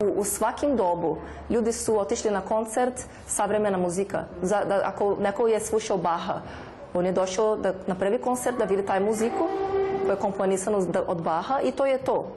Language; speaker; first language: Serbian; non-native, learner; Portuguese